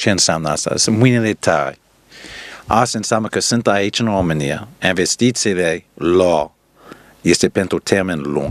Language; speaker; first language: Romanian; early bilingual, heritage; Romanian